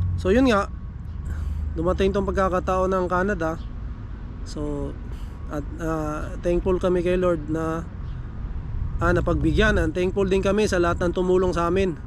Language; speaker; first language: Filipino; native; Filipino